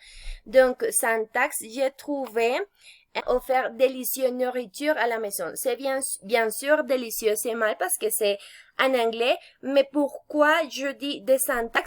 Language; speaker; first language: French; non-native, fluent; Spanish